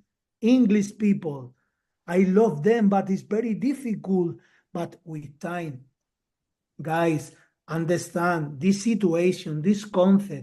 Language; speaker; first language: English; non-native, learner; Spanish